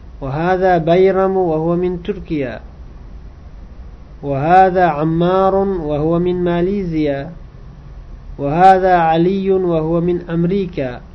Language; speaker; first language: Arabic; non-native, fluent; Uzbek